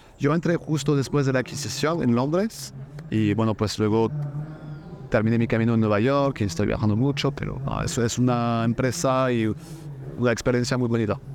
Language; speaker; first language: Spanish; non-native, fluent; French